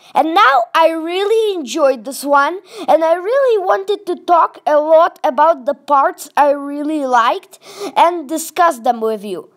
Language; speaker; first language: English; non-native, fluent; Russian